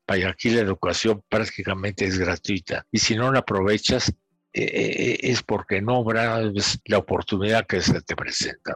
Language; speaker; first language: Spanish; native; Spanish